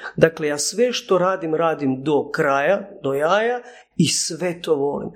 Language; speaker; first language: Croatian; native; Croatian